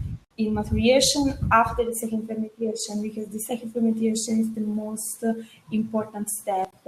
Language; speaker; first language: English; non-native, learner; Italian